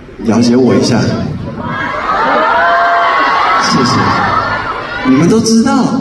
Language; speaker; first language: Chinese; early bilingual, heritage; English